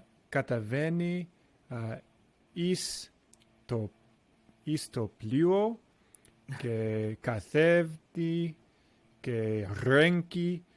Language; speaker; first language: Greek; non-native, learner; English